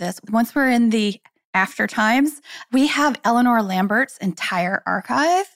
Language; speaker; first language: English; native; English